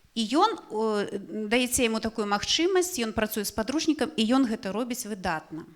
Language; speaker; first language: Belarusian; non-native, local second language; Russian